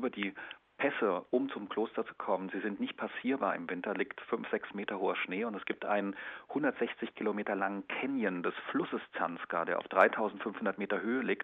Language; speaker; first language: German; native; German